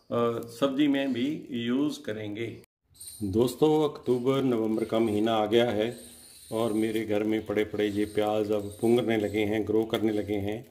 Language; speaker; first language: Hindi; non-native, local second language; Punjabi